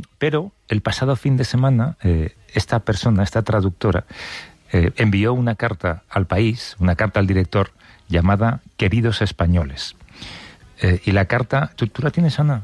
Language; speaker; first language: Spanish; native; Spanish